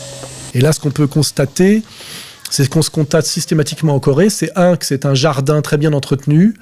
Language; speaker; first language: French; native; French